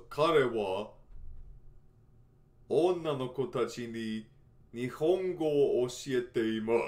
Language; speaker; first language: Japanese; non-native, learner; English